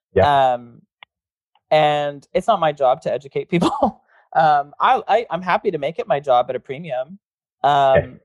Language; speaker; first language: English; native; English